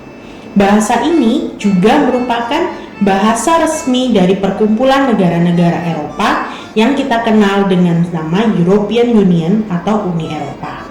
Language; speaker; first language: Indonesian; native; Indonesian